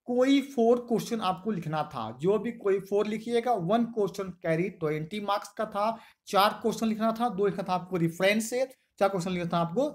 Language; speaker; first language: Hindi; native; Hindi